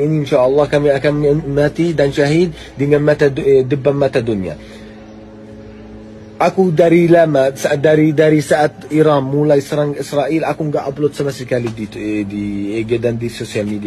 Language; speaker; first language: Indonesian; non-native, fluent; Arabic